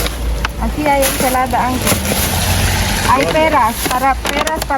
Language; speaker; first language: Spanish; non-native, learner; Filipino